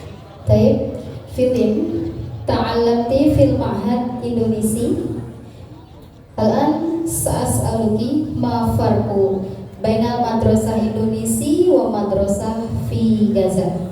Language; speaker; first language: Arabic; non-native, learner; Indonesian